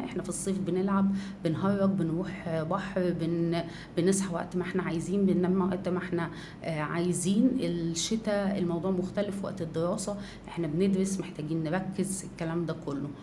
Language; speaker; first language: Arabic; native; Arabic